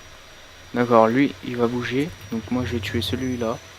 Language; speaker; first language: French; native; French